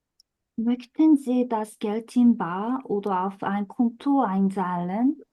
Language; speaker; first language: German; non-native, learner; Korean